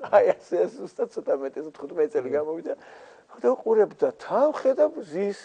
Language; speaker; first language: Georgian; native; Georgian